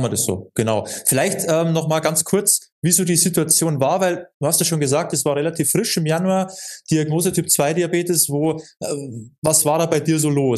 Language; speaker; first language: German; native; German